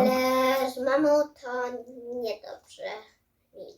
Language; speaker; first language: Polish; early bilingual, heritage; Samoan